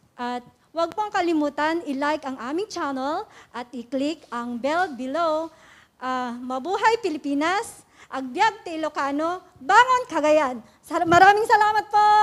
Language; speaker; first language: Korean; non-native, learner; Filipino